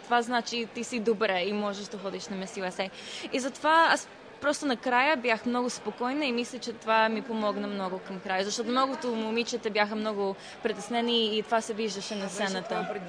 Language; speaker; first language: Bulgarian; early bilingual, heritage; Bulgarian